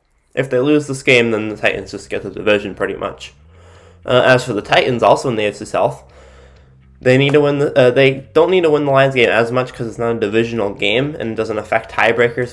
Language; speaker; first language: English; native; English